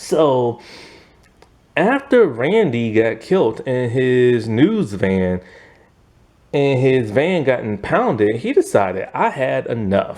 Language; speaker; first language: English; native; English